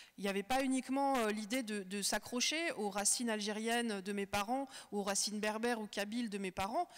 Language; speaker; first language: French; early bilingual, other home language; Kabyle